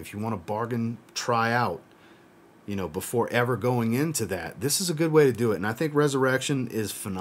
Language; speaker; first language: English; native; English